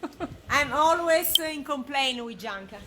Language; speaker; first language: English; non-native, fluent; Italian